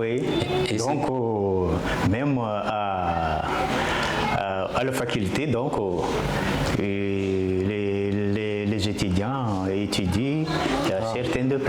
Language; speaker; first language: French; non-native, local second language; Malagasy